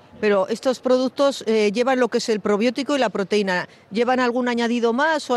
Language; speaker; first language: Spanish; native; Spanish